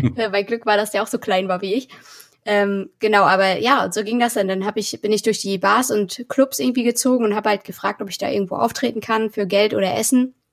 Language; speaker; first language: German; native; German